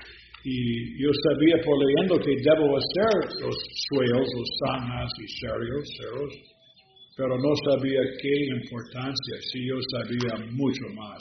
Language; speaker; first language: Spanish; non-native, learner; English